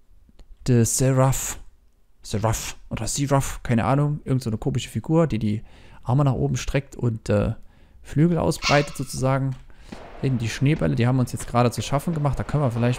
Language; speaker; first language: German; native; German